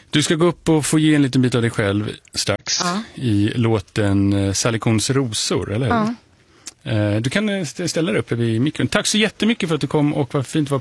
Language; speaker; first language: Swedish; native; Swedish